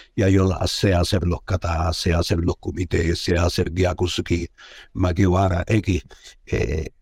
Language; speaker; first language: Spanish; non-native, fluent; Arabic